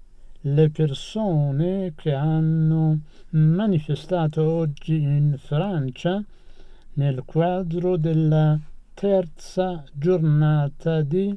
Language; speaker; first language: Italian; non-native, fluent; Persian